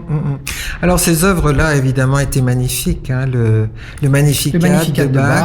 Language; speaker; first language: French; native; French